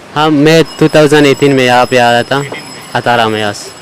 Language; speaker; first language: Hindi; non-native, fluent; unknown